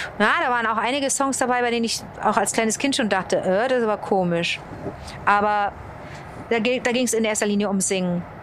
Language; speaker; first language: German; early bilingual, other home language; English